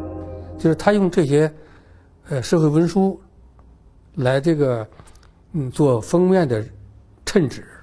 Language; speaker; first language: Chinese; native; Chinese